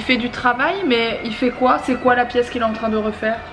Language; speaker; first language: French; native; French